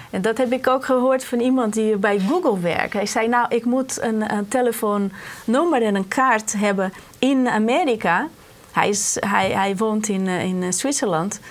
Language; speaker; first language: Dutch; non-native, fluent; Portuguese